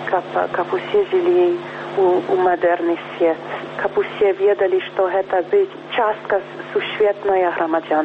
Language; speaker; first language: Belarusian; early bilingual, heritage; Belarusian